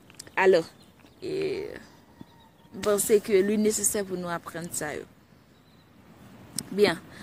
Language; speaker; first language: French; non-native, learner; Haitian Creole